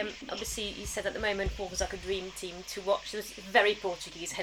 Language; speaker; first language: English; early bilingual, other home language; French